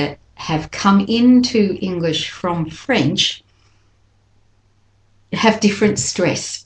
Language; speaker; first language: English; native; English